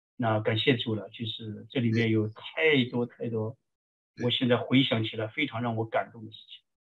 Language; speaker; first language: Chinese; native; Chinese